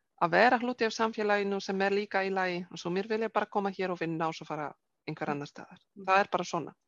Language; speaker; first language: Icelandic; non-native, fluent; Polish